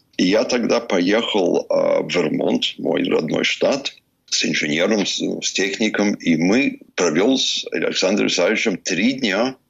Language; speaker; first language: Russian; early bilingual, heritage; Russian